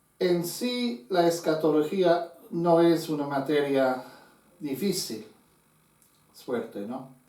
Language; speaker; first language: Spanish; non-native, fluent; English